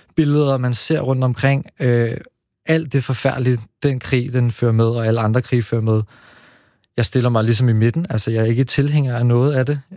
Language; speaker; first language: Danish; early bilingual, other home language; Hebrew